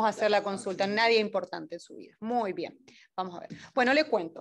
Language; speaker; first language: Spanish; native; Spanish